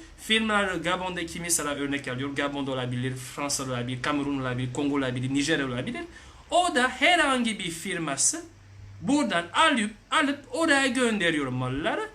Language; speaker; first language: Turkish; non-native, learner; French